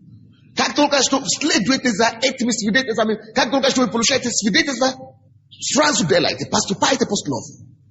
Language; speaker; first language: Russian; non-native, fluent; Yoruba